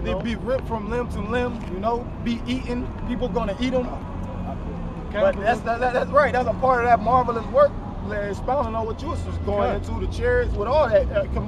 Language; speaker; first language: English; native; English